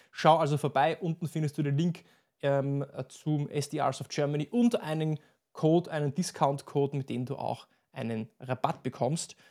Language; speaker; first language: German; native; German